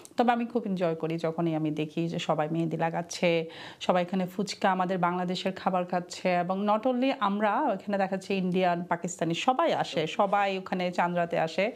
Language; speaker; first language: Bangla; native; Bangla